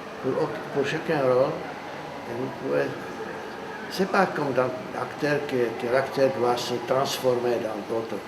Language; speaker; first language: French; non-native, fluent; Czech